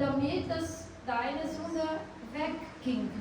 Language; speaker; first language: German; non-native, fluent; Portuguese